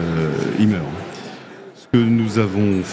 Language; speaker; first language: French; native; French